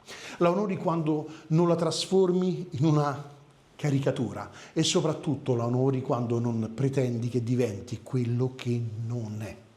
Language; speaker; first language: Italian; native; Italian